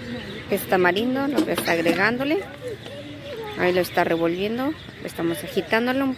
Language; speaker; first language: Spanish; native; Spanish